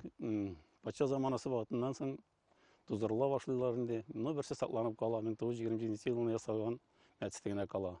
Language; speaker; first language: Tatar; native; Tatar